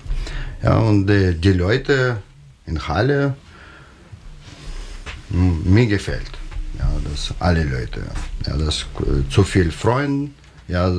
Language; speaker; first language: German; non-native, learner; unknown